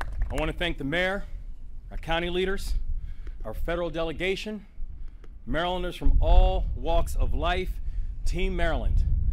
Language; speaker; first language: English; native; English